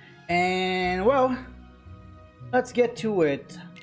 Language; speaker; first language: English; non-native, fluent; Portuguese